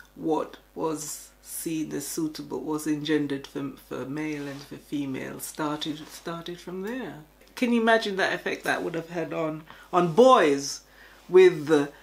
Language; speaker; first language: English; native; English